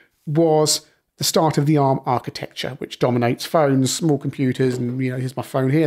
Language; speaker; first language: English; native; English